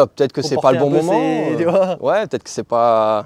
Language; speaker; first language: French; native; French